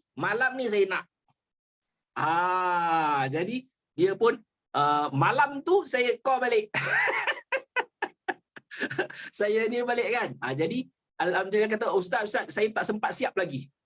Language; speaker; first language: Malay; native; Malay